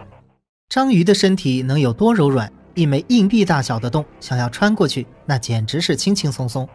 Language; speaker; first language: Chinese; native; Chinese